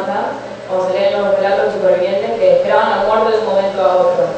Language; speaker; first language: Spanish; native; Spanish